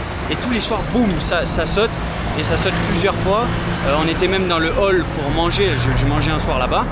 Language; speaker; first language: French; native; French